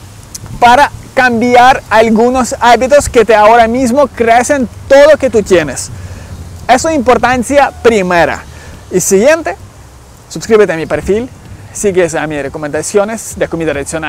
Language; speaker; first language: Spanish; non-native, learner; Ukrainian